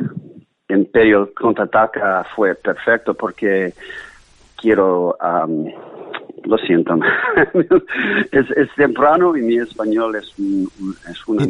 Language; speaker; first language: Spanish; non-native, learner; English